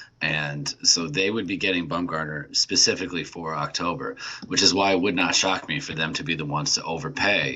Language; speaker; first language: English; native; English